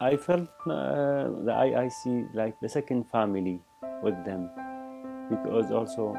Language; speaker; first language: English; non-native, learner; Arabic